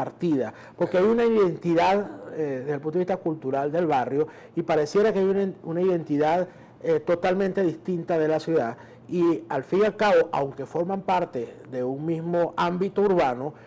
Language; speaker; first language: Spanish; native; Spanish